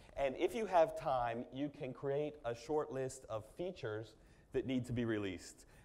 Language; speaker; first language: English; native; English